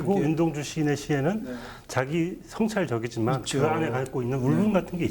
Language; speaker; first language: Korean; native; Korean